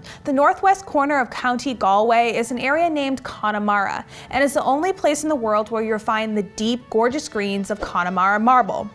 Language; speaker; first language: English; native; English